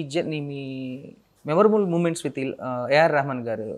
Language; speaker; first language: Telugu; native; Telugu